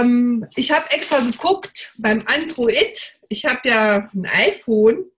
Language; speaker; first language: German; native; German